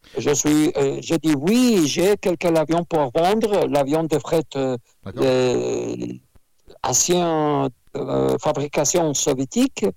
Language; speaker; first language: French; non-native, fluent; Russian